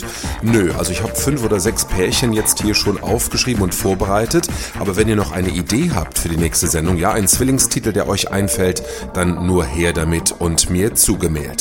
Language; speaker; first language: German; native; German